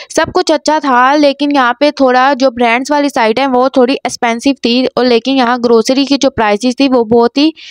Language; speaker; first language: Urdu; non-native, local second language; Punjabi